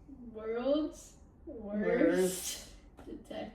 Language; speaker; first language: English; native; English